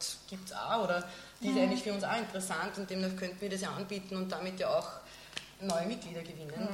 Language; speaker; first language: German; native; German